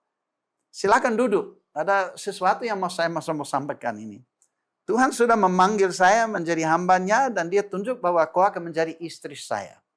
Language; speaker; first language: Indonesian; non-native, fluent; English